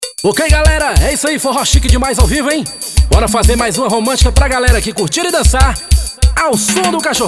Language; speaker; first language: Portuguese; native; Portuguese